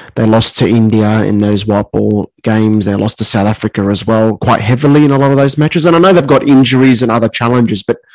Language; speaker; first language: English; native; English